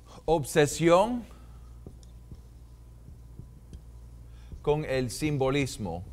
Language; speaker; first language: Spanish; non-native, fluent; English